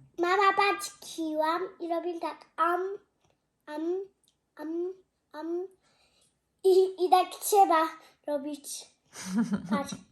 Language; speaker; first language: Polish; early bilingual, heritage; Polish